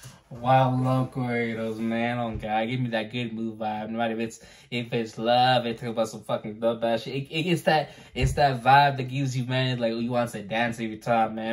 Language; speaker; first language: English; early bilingual, other home language; Spanish